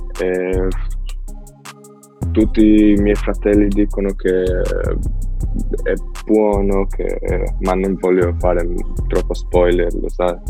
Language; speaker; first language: Italian; non-native, learner; Albanian